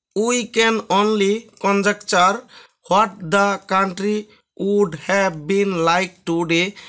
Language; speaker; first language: English; non-native, local second language; Bangla